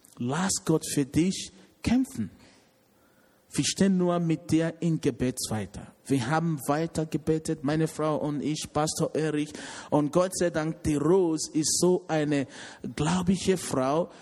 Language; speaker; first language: German; non-native, learner; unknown